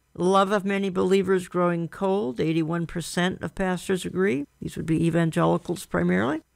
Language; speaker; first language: English; native; English